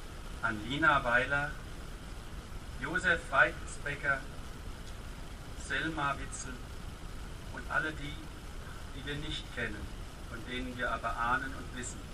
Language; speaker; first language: German; native; German